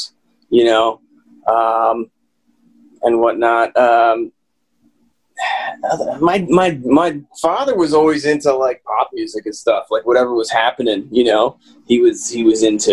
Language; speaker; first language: English; native; English